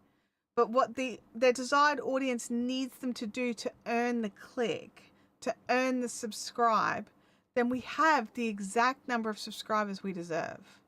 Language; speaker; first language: English; native; English